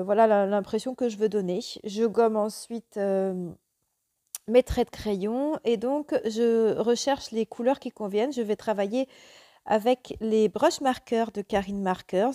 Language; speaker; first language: French; native; French